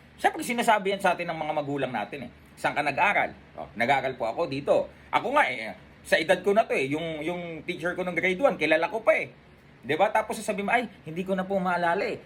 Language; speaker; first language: Filipino; native; Filipino